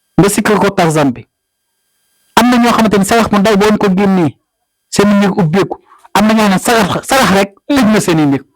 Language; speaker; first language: Wolof; native; Wolof